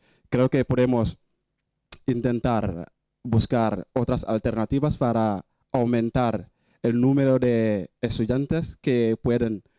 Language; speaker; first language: Spanish; non-native, fluent; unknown